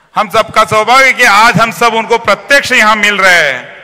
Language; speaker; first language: Hindi; non-native, local second language; Marathi